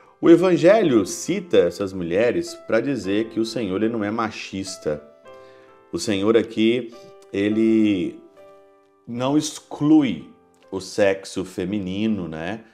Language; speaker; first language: Portuguese; native; Portuguese